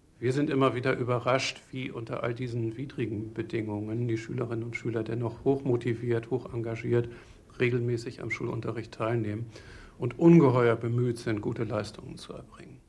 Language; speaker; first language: German; native; German